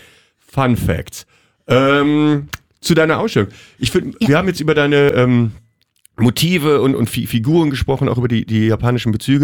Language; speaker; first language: German; native; German